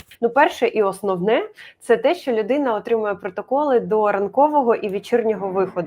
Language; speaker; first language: Ukrainian; native; Ukrainian